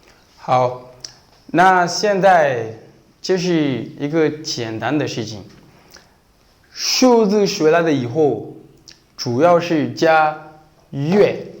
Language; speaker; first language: Chinese; non-native, fluent; Bambara